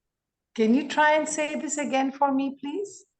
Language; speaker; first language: English; non-native, fluent; Greek